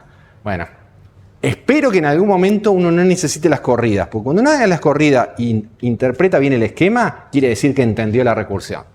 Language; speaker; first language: Spanish; native; Spanish